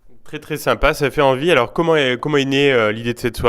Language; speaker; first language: French; native; French